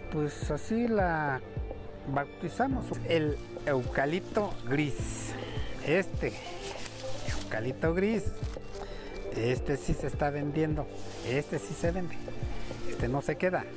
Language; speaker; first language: Spanish; native; Spanish